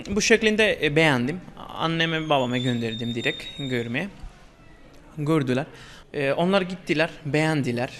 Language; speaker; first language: Turkish; non-native, fluent; Bangla